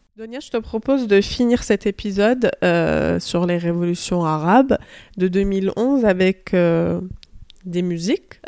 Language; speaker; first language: French; early bilingual, other home language; Arabic